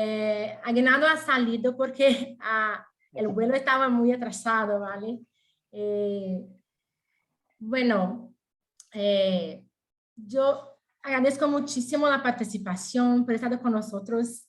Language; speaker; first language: Spanish; non-native, fluent; Portuguese